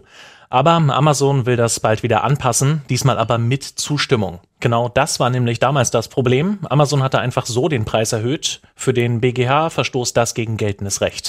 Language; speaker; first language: German; native; German